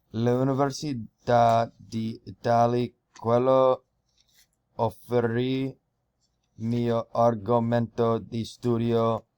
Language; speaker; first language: Italian; non-native, learner; English